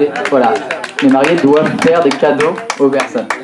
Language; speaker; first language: French; native; French